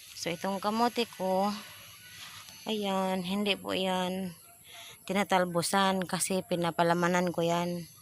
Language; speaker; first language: Filipino; non-native, local second language; Cebuano